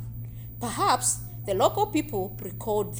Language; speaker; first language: English; non-native, local second language; Kamba